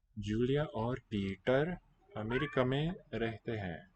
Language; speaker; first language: Hindi; non-native, learner; English